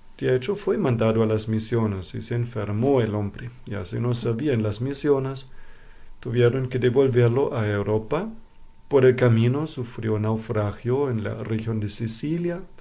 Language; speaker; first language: Spanish; non-native, fluent; German